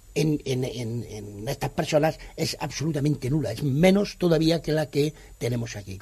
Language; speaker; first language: Spanish; non-native, local second language; Catalan